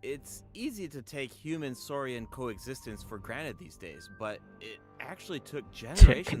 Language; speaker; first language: English; native; English